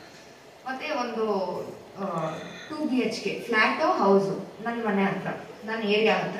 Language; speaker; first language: Kannada; non-native, local second language; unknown